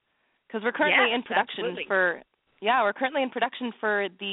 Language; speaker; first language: English; native; English